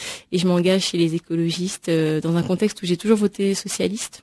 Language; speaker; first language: French; native; French